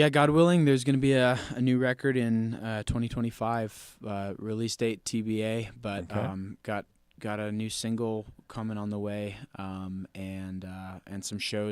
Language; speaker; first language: English; native; English